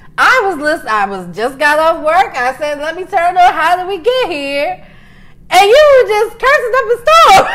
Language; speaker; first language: English; native; English